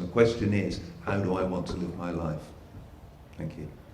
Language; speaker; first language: English; native; English